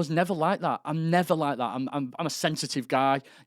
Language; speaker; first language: English; native; English